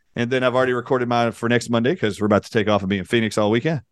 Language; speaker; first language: English; native; English